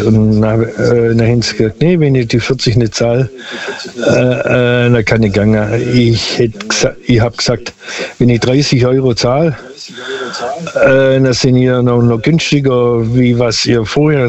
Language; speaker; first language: German; non-native, local second language; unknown